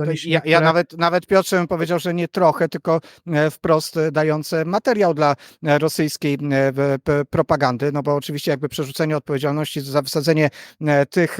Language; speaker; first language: Polish; native; Polish